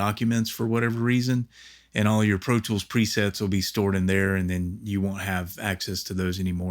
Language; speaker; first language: English; native; English